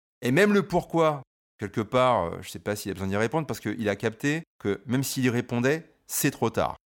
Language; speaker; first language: French; native; French